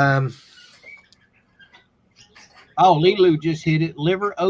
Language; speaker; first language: English; native; English